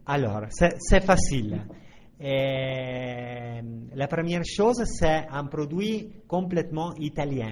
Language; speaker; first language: French; non-native, fluent; Italian